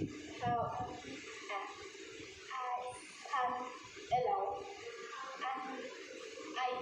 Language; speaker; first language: English; non-native, learner; Vietnamese